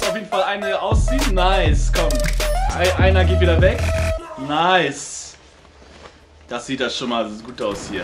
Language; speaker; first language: German; native; German